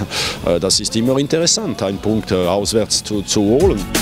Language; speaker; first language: German; non-native, fluent; French